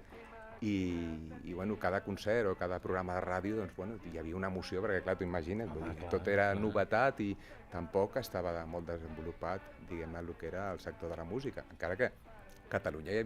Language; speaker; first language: Catalan; native; Catalan